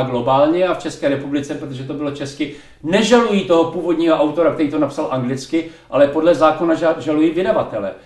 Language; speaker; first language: Czech; native; Czech